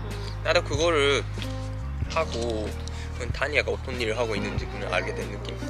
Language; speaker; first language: Korean; non-native, fluent; Japanese